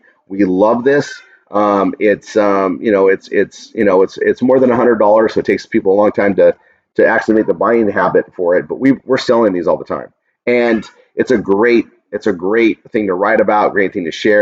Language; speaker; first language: English; native; English